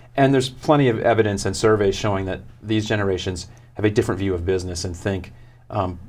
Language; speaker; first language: English; native; English